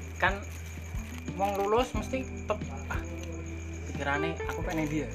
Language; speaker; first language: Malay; non-native, local second language; Javanese